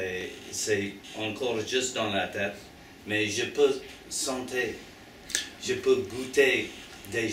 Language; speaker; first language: French; non-native, learner; English